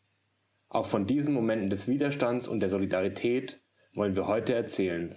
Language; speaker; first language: German; native; German